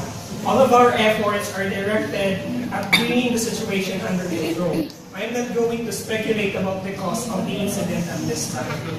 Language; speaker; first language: English; non-native, local second language; Filipino